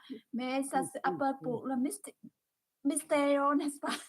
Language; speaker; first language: French; non-native, fluent; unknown